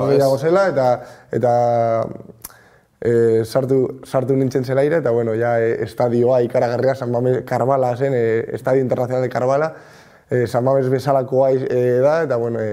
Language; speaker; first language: Basque; non-native, local second language; Spanish